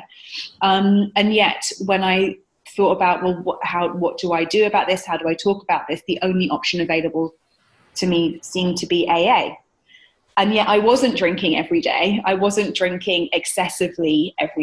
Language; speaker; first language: English; native; English